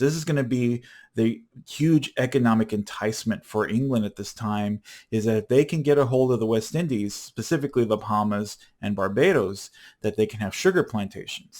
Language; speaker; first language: English; native; English